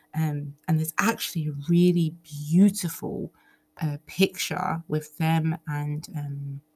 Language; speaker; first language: English; native; English